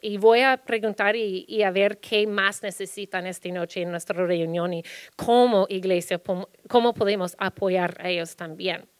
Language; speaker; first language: Spanish; early bilingual, heritage; Spanish